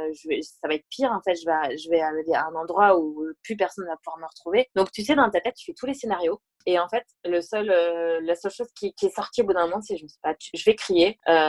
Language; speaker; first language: French; native; French